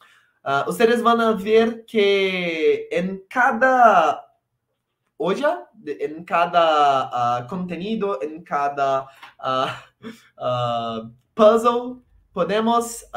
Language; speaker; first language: Spanish; non-native, local second language; Portuguese